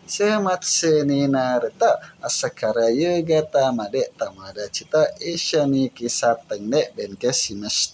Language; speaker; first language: Japanese; non-native, learner; Indonesian